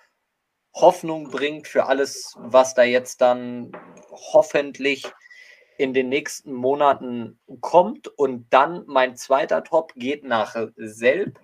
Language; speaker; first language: German; native; German